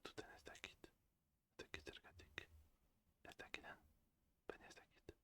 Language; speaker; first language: Basque; non-native, learner; French